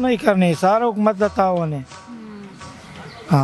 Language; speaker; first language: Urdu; non-native, local second language; Punjabi